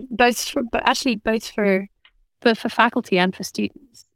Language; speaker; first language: English; native; English